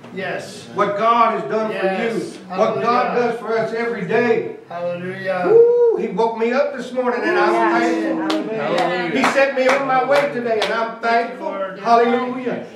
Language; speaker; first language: English; native; English